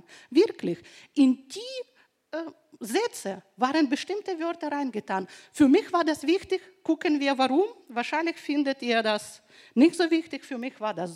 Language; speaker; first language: German; non-native, fluent; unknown